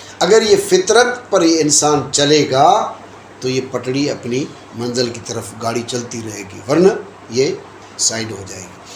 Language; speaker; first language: Urdu; non-native, local second language; Sindhi